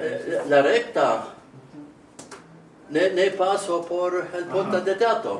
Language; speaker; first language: Spanish; non-native, learner; Estonian